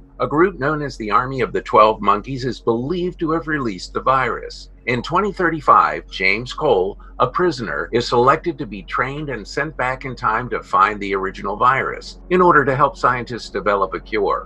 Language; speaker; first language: English; native; English